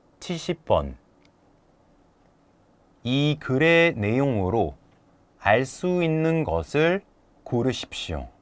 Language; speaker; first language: Korean; non-native, fluent; French